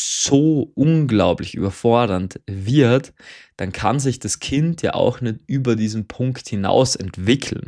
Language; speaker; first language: German; native; German